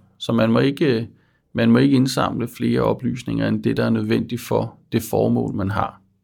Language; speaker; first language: Danish; native; Danish